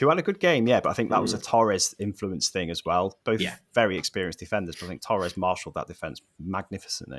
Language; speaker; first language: English; native; English